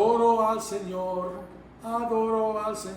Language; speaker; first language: Spanish; non-native, fluent; English